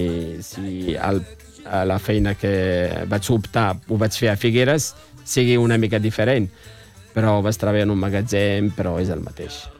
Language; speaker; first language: Catalan; non-native, fluent; Arabic